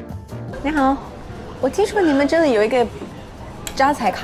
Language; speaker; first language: Chinese; non-native, fluent; English